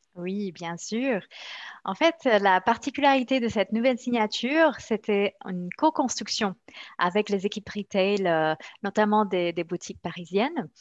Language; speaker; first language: French; non-native, fluent; Spanish